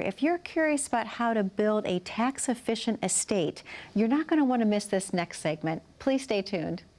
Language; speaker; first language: English; native; English